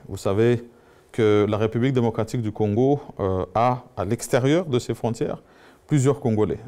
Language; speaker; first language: French; non-native, local second language; Swahili